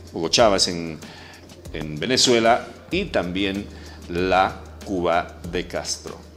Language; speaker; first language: Spanish; native; Spanish